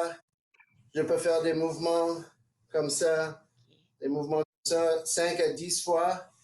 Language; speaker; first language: French; non-native, local second language; English